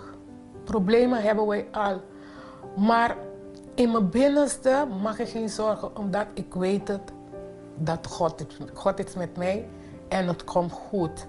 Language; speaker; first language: Dutch; non-native, fluent; Papiamento